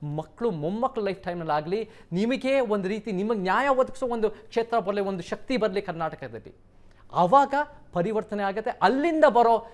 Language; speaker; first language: Kannada; early bilingual, heritage; Kannada